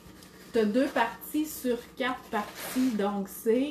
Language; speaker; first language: French; native; French